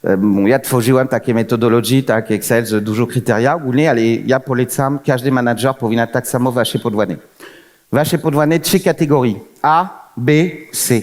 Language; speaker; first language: Polish; non-native, fluent; French